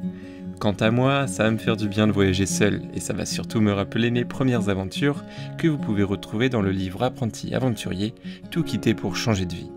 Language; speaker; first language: French; native; French